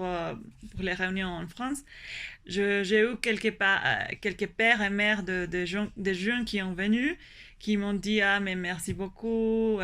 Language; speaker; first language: French; non-native, fluent; Spanish